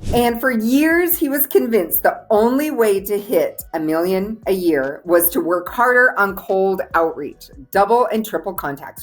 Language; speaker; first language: English; native; English